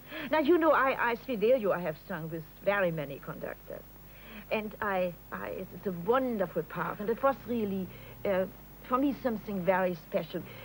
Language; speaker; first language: English; non-native, fluent; German